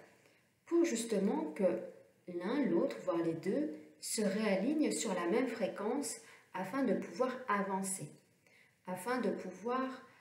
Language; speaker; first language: French; native; French